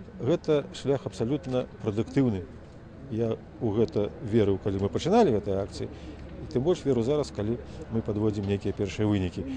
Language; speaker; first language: Belarusian; native; Belarusian